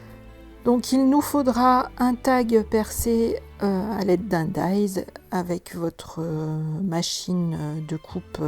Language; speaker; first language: French; native; French